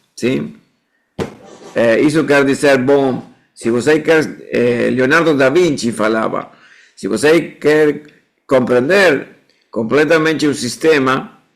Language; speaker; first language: Portuguese; non-native, fluent; Spanish